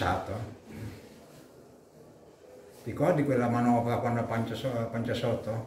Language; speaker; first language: Italian; non-native, learner; Indonesian